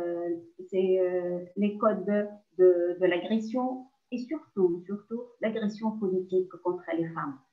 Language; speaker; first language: French; non-native, local second language; Arabic